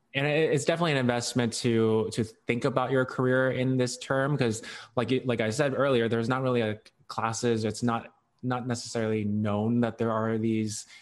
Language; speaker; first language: English; non-native, local second language; Cantonese